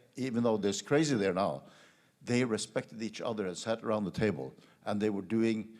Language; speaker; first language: English; non-native, fluent; Norwegian